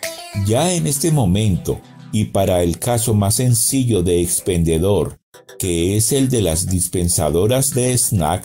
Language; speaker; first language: Spanish; native; Spanish